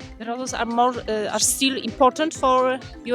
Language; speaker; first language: English; non-native, learner; Polish